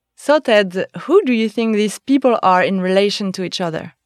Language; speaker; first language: English; non-native, fluent; French